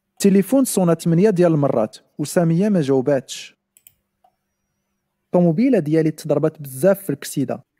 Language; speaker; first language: Arabic; non-native, learner; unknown